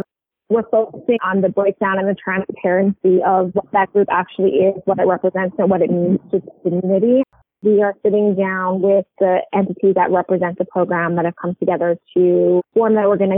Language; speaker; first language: English; native; English